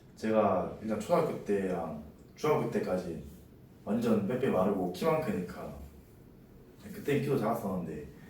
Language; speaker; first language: Korean; native; Korean